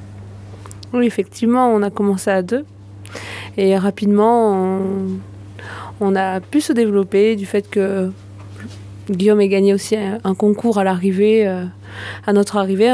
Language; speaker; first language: French; native; French